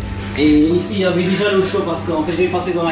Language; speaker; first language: French; non-native, fluent; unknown